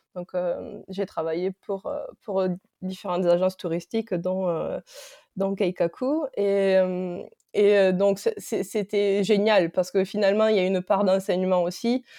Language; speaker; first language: French; native; French